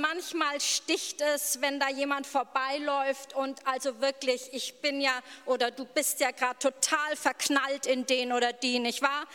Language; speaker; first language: German; native; German